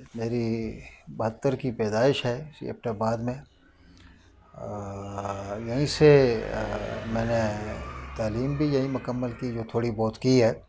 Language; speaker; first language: Urdu; non-native, local second language; Northern Hindko